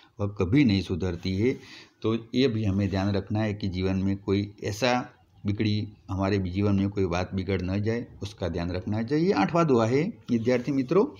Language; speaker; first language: Hindi; non-native, local second language; Gujarati